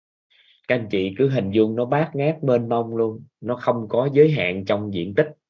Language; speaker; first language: Vietnamese; native; Vietnamese